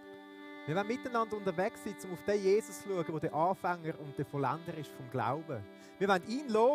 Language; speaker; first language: German; native; German